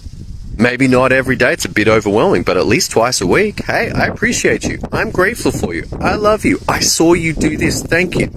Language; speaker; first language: English; native; English